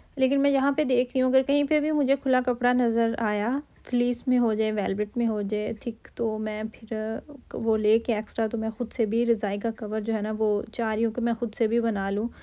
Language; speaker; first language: Urdu; native; Urdu